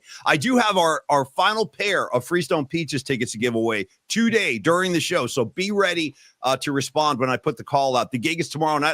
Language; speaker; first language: English; native; English